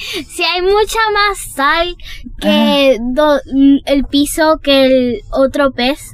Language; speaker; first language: Spanish; early bilingual, heritage; Spanish